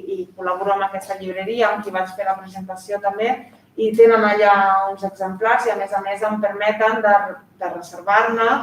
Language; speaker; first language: Catalan; non-native, fluent; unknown